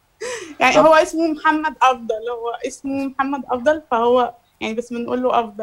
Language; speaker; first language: Arabic; native; Arabic